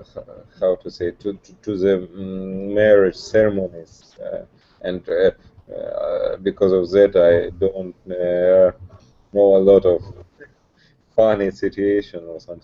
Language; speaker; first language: English; non-native, learner; Russian